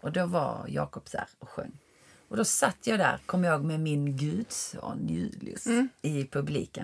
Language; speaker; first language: Swedish; native; Swedish